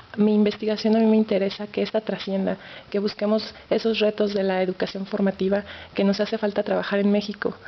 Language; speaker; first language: Spanish; native; Spanish